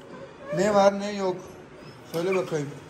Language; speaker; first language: Turkish; non-native, learner; Urdu